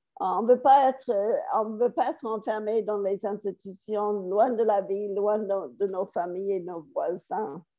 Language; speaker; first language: French; non-native, fluent; English